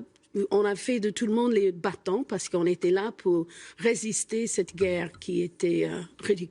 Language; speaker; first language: French; non-native, fluent; English